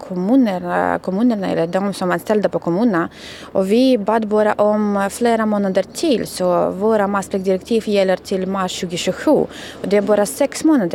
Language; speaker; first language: Swedish; non-native, learner; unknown